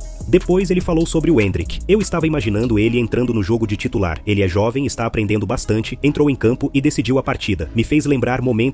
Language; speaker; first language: Portuguese; native; Portuguese